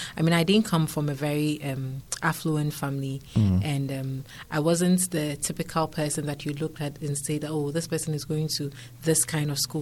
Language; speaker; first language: English; non-native, local second language; Akan